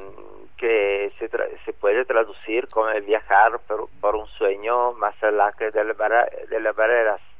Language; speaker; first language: Spanish; non-native, learner; Italian